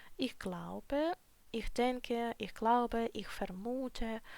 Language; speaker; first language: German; non-native, fluent; Ukrainian